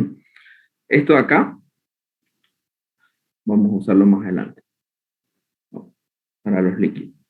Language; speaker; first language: Spanish; native; Spanish